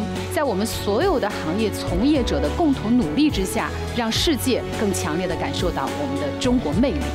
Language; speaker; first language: Chinese; native; Chinese